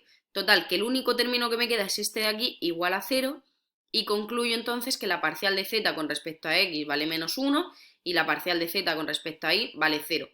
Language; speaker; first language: Spanish; native; Spanish